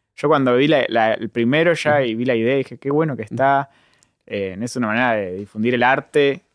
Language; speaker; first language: Spanish; native; Spanish